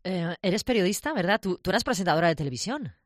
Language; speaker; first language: Spanish; native; Spanish